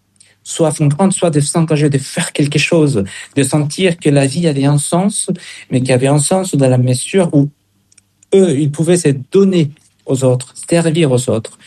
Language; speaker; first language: French; non-native, fluent; Spanish